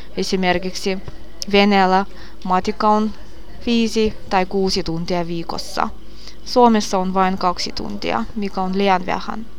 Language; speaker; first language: Finnish; non-native, fluent; Russian